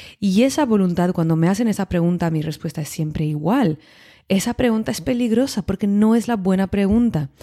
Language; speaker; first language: Spanish; non-native, fluent; French